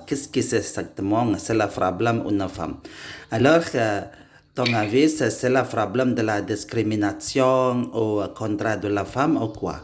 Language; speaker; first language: French; non-native, learner; Indonesian